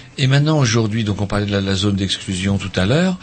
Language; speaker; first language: French; native; French